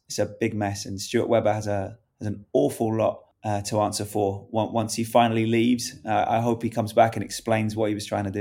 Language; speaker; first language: English; native; English